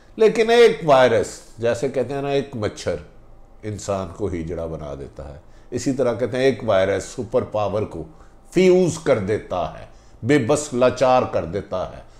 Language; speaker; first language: Urdu; non-native, local second language; Punjabi